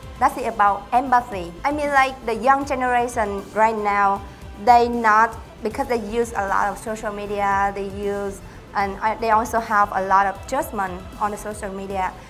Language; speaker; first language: English; non-native, learner; Vietnamese